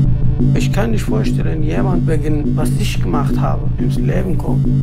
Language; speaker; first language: German; non-native, learner; Persian